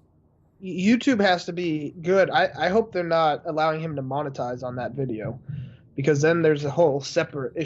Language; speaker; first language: English; native; English